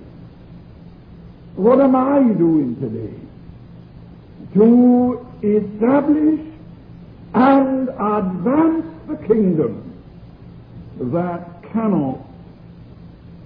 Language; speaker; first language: English; non-native, local second language; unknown